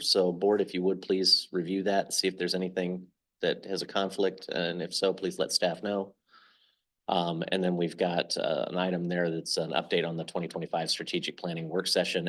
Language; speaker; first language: English; native; English